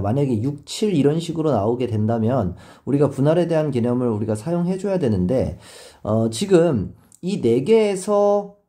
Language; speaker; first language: Korean; native; Korean